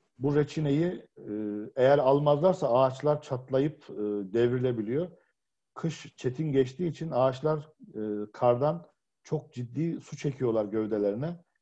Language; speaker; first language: Turkish; native; Turkish